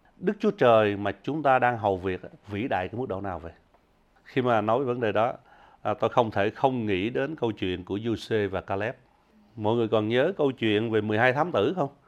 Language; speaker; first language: Vietnamese; early bilingual, heritage; Vietnamese